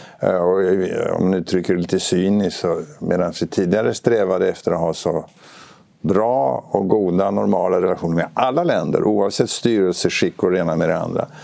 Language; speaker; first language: Swedish; native; Swedish